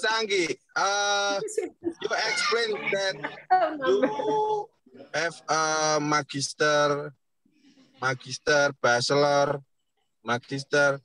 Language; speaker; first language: English; non-native, learner; Indonesian